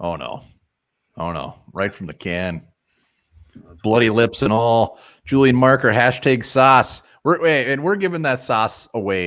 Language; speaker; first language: English; native; English